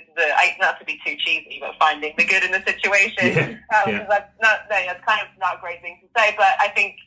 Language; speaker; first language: English; native; English